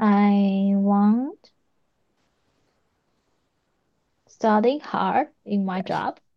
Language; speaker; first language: English; non-native, learner; Chinese